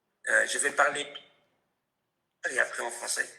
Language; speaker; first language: French; non-native, fluent; Spanish